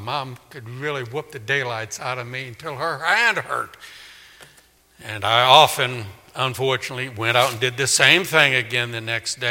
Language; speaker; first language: English; native; English